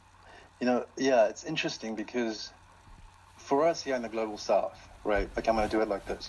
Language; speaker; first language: English; non-native, local second language; Xhosa